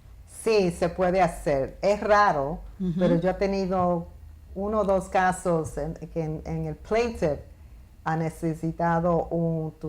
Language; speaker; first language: Spanish; early bilingual, heritage; Spanish